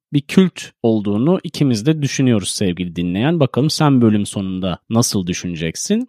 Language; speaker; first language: Turkish; native; Turkish